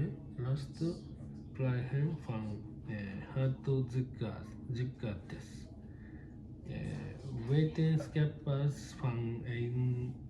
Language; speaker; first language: Dutch; non-native, learner; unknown